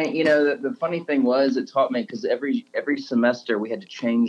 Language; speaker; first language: English; native; English